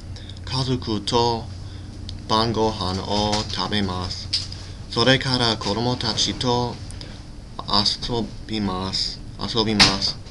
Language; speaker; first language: Japanese; non-native, learner; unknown